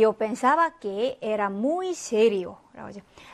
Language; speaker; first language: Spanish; non-native, fluent; Korean